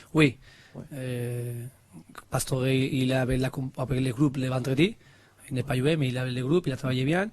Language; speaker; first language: French; non-native, learner; Spanish